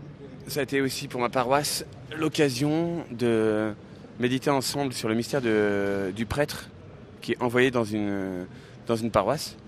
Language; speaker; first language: French; native; French